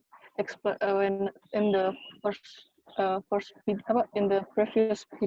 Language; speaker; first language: English; non-native, learner; Indonesian